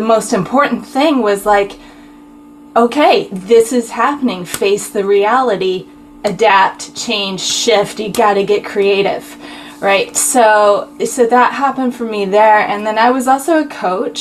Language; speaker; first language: English; native; English